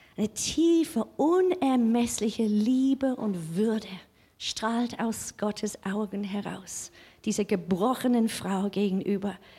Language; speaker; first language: German; non-native, fluent; English